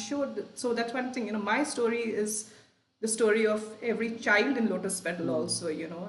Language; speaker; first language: English; non-native, local second language; Hindi